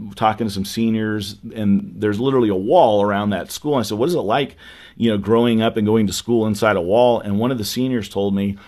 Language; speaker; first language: English; native; English